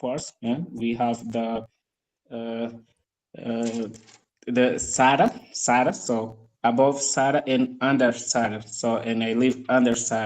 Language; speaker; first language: English; non-native, fluent; Portuguese